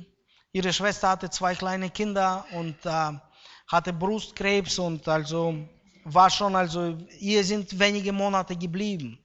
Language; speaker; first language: German; non-native, fluent; Russian